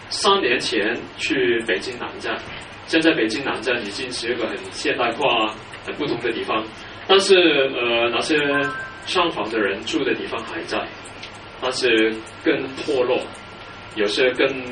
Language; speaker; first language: Chinese; non-native, local second language; Cantonese